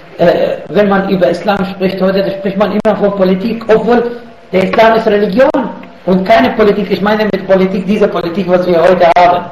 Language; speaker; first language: German; non-native, fluent; Arabic